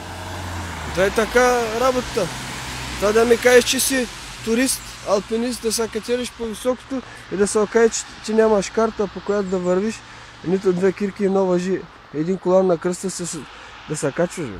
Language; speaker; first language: Bulgarian; native; Bulgarian